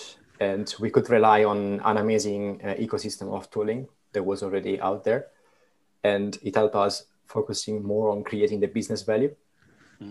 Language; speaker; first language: English; non-native, fluent; Italian